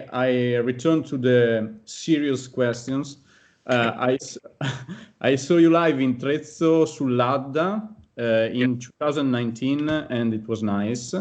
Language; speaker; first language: English; non-native, fluent; Italian